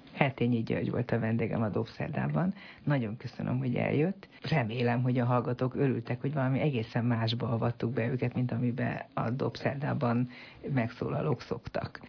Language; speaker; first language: Hungarian; native; Hungarian